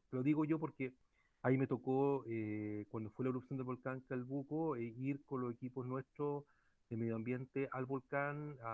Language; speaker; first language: Spanish; native; Spanish